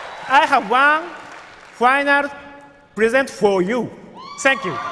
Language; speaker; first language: English; non-native, learner; Japanese